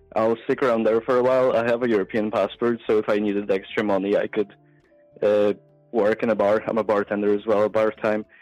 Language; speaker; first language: English; non-native, fluent; Polish